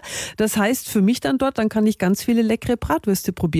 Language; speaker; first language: German; native; German